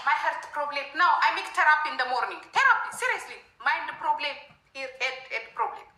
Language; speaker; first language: English; non-native, learner; Amharic